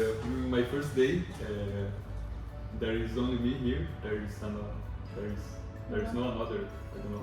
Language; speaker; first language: English; non-native, learner; Portuguese